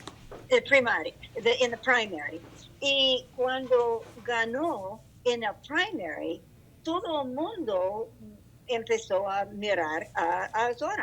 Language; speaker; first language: Spanish; non-native, learner; English